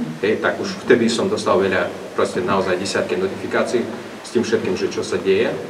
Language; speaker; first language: Slovak; non-native, fluent; Russian